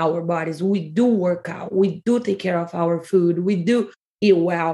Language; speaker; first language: English; non-native, fluent; Portuguese